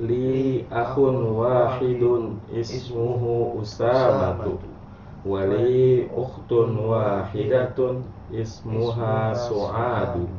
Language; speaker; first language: Arabic; non-native, learner; Indonesian